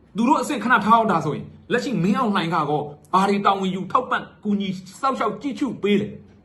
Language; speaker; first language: Burmese; native; Burmese